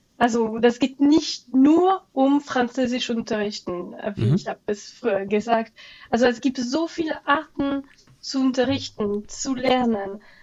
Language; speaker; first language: German; non-native, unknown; French